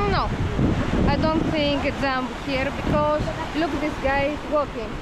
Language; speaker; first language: English; non-native, learner; Greek